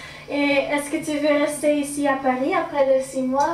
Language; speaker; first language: French; non-native, fluent; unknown